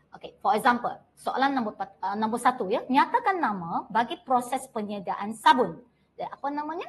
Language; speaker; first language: Malay; non-native, local second language; Chinese